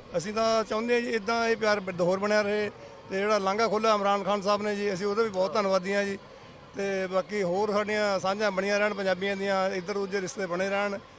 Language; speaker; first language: Punjabi; native; Punjabi